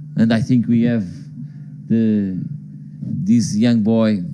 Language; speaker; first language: English; non-native, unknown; Portuguese